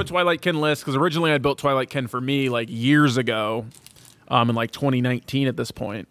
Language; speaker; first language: English; native; English